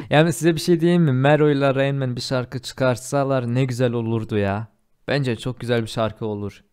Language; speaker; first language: Turkish; early bilingual, heritage; Turkish